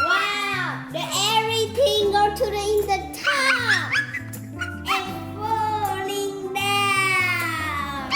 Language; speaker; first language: English; non-native, learner; Vietnamese